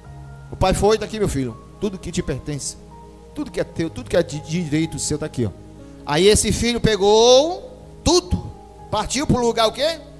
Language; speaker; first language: Portuguese; native; Portuguese